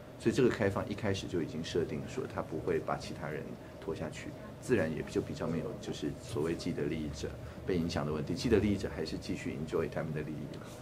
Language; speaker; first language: Chinese; native; Chinese